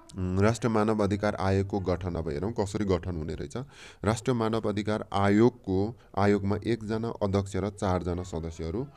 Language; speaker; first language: Nepali; native; Nepali